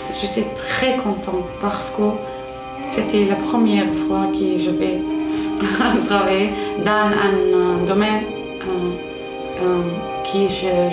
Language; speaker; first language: French; non-native, learner; Arabic